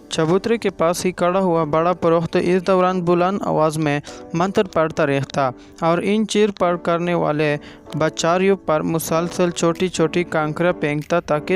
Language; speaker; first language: Urdu; native; Urdu